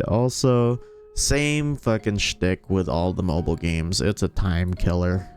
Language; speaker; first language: English; native; English